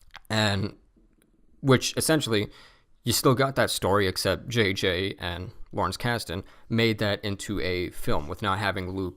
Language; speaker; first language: English; native; English